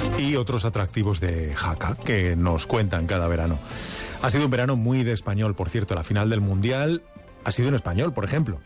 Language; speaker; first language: Spanish; native; Spanish